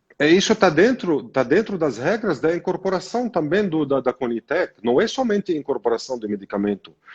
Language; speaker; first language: Portuguese; non-native, fluent; Arabic